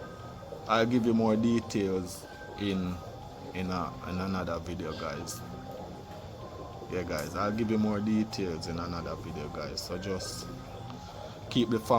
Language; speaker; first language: English; native; English